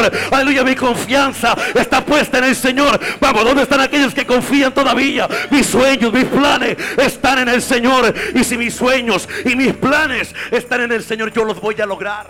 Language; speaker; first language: Spanish; native; Spanish